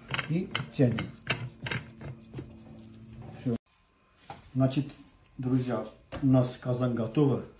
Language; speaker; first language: Russian; non-native, fluent; Armenian